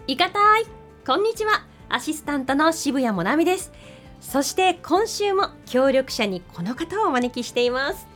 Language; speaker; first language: Japanese; native; Japanese